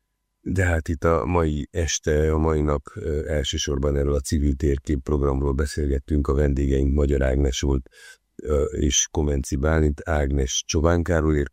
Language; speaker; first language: Hungarian; native; Hungarian